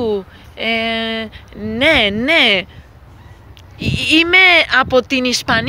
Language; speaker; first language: Greek; non-native, learner; Spanish